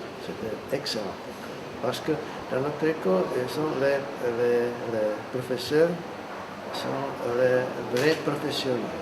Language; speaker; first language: French; non-native, fluent; Czech